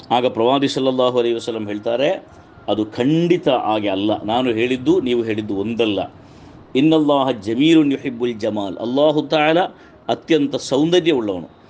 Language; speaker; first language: Kannada; non-native, local second language; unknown